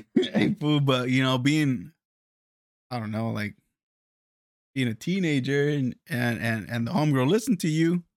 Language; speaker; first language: English; early bilingual, other home language; Spanish